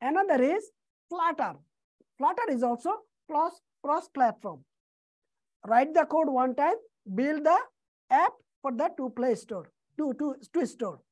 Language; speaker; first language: English; non-native, fluent; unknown